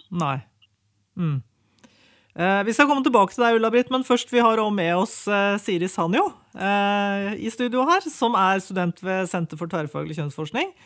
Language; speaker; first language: Norwegian; native; Norwegian